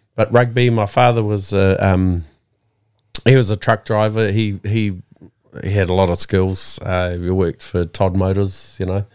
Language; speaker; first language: English; native; English